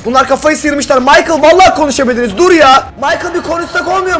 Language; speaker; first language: Turkish; native; Turkish